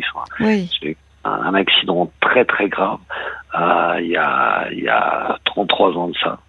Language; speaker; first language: French; native; French